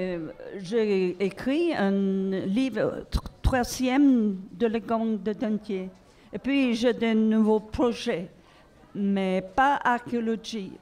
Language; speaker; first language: French; non-native, learner; Swedish